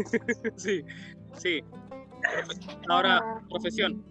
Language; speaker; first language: Spanish; non-native, learner; Hindi